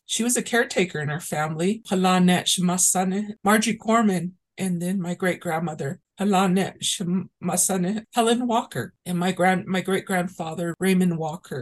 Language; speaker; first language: English; early bilingual, other home language; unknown